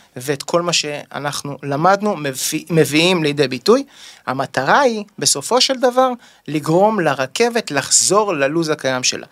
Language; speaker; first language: Hebrew; native; Hebrew